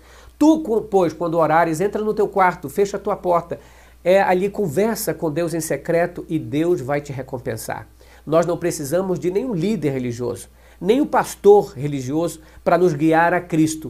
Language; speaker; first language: Portuguese; native; Portuguese